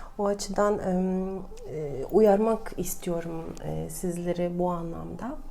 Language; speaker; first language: Turkish; non-native, fluent; Russian